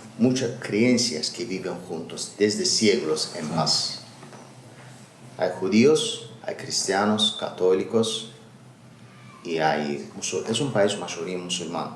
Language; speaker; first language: Spanish; non-native, learner; Azerbaijani